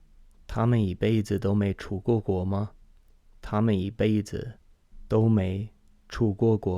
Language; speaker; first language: Chinese; non-native, fluent; English